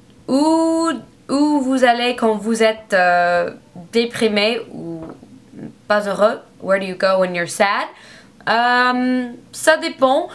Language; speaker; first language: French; non-native, learner; English